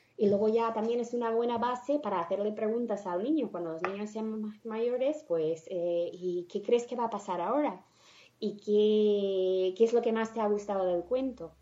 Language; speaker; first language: Spanish; non-native, fluent; English